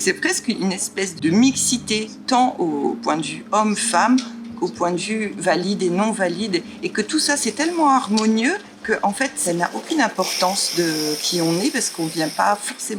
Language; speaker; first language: French; native; French